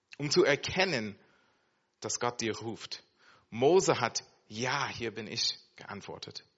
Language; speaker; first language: German; non-native, fluent; English